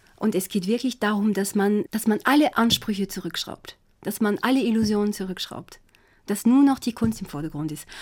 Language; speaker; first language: German; non-native, fluent; French